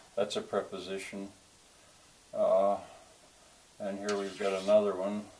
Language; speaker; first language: English; native; English